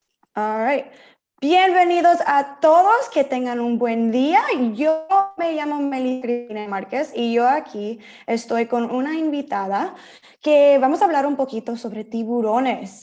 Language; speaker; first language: Spanish; early bilingual, heritage; Spanish